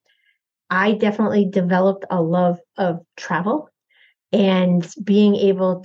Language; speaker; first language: English; native; English